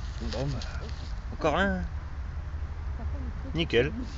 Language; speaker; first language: French; native; French